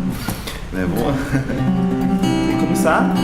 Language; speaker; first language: French; non-native, learner; Portuguese